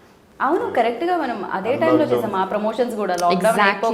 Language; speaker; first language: Telugu; native; Telugu